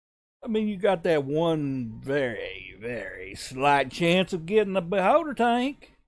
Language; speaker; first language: English; native; English